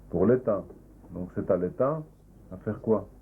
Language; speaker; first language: French; native; French